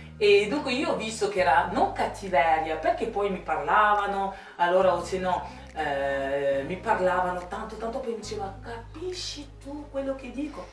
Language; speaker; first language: Italian; non-native, fluent; French